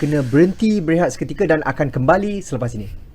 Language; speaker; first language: Malay; native; Malay